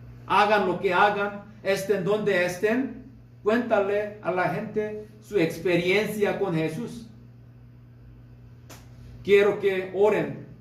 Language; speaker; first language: Spanish; non-native, fluent; Korean